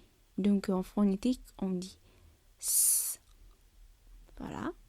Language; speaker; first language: French; non-native, learner; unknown